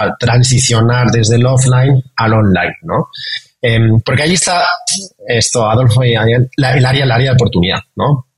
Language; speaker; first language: Spanish; native; Spanish